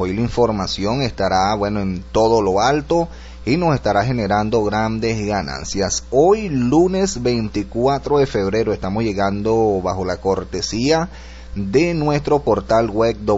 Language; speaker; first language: Spanish; native; Spanish